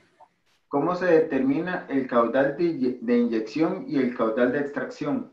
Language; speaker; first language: Spanish; native; Spanish